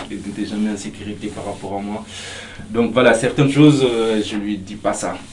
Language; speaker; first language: French; non-native, local second language; Fula